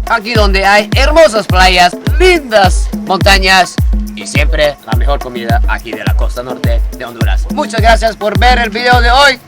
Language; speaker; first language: Spanish; non-native, fluent; Japanese